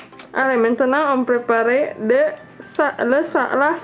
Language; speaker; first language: French; non-native, learner; Indonesian